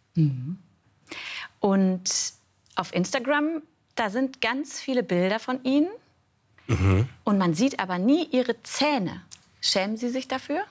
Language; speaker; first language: German; native; German